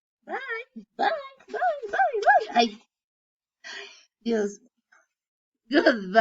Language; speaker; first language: English; non-native, learner; Spanish